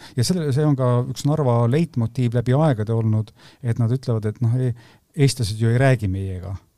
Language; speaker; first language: Estonian; native; Estonian